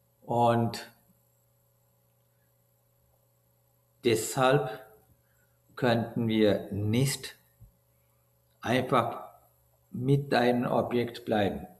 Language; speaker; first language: German; non-native, learner; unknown